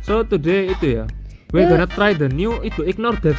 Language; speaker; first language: English; non-native, fluent; Indonesian